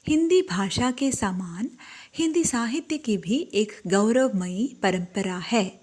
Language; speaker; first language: Hindi; non-native, local second language; Malayalam